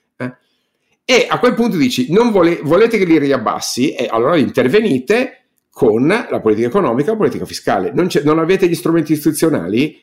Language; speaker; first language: Italian; native; Italian